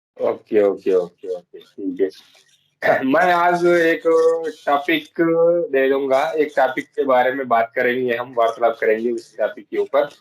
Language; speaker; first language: Hindi; non-native, local second language; Telugu